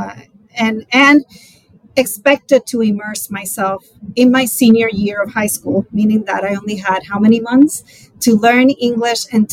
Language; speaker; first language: English; non-native, fluent; Spanish